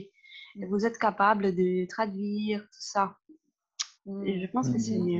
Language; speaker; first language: French; non-native, fluent; Spanish